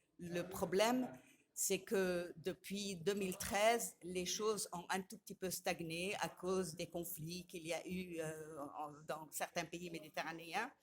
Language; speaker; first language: French; non-native, local second language; Arabic